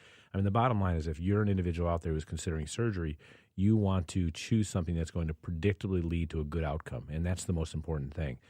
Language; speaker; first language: English; native; English